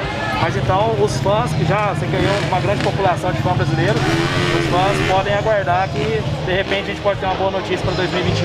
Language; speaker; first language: Portuguese; native; Portuguese